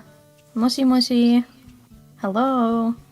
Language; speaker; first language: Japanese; non-native, learner; English